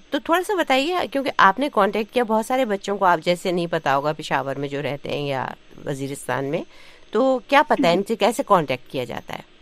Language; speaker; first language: Urdu; native; Urdu